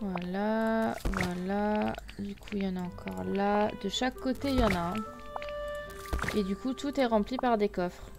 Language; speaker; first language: French; native; French